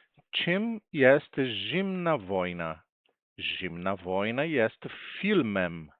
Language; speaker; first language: Polish; non-native, fluent; Portuguese